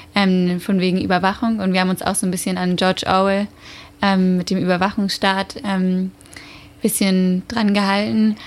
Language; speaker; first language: German; native; German